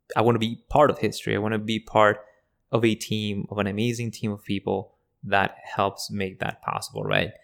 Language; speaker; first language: English; early bilingual, other home language; Spanish